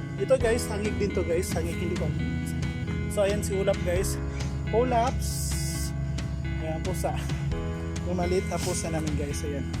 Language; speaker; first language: Filipino; non-native, local second language; Cebuano